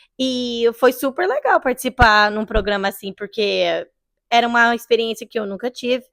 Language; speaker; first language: Portuguese; early bilingual, heritage; English